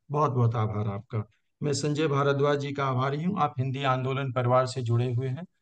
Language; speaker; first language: Hindi; native; Hindi